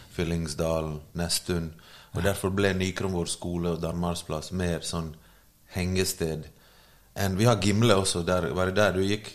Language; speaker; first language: Norwegian; early bilingual, other home language; Bosnian